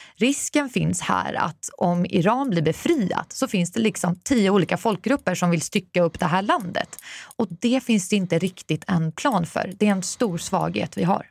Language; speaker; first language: Swedish; early bilingual, other home language; Persian